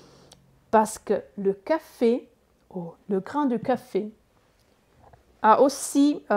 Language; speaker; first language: French; non-native, learner; Italian